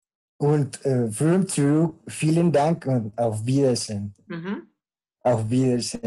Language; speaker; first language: German; non-native, learner; Spanish